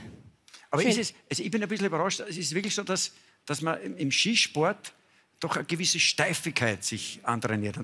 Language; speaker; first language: German; native; German